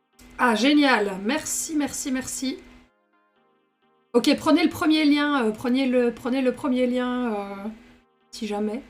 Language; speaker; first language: French; native; French